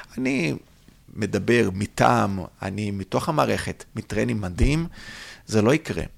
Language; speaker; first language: Hebrew; non-native, fluent; Portuguese